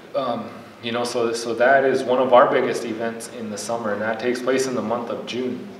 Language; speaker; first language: English; native; English